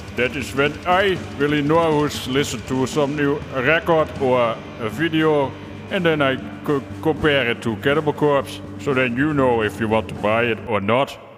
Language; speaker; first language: English; non-native, learner; Dutch